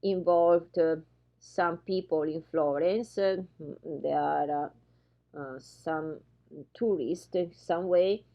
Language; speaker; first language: English; non-native, fluent; Italian